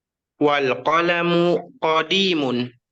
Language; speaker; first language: Arabic; non-native, fluent; Indonesian